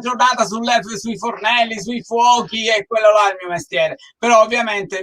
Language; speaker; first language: Italian; native; Italian